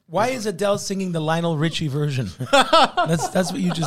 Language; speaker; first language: English; native; English